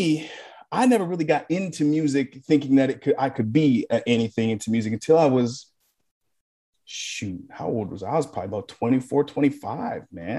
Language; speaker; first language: English; native; English